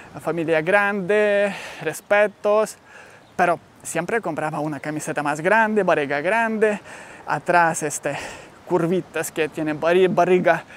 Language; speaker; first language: Spanish; non-native, learner; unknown